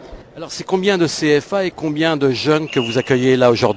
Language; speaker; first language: French; native; French